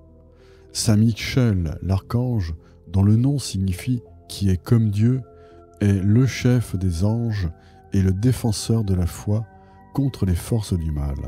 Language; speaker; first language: French; native; French